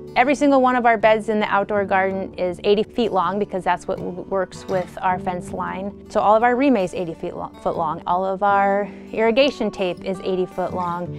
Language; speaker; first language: English; native; English